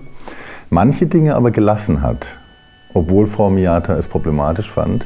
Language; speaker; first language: German; native; German